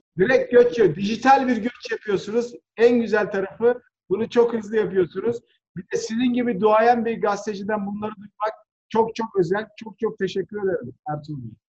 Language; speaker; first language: Turkish; native; Turkish